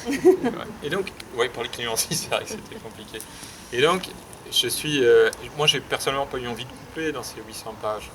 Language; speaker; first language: French; native; French